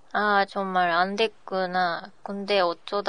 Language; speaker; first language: Korean; non-native, learner; Japanese